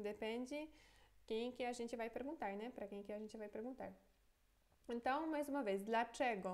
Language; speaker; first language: Portuguese; non-native, fluent; Polish